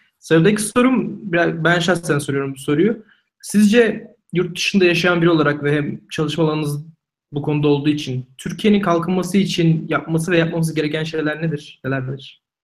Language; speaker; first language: Turkish; native; Turkish